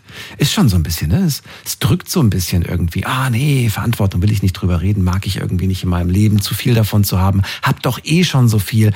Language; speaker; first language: German; native; German